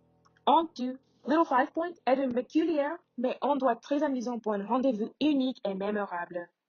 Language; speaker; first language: French; non-native, learner; English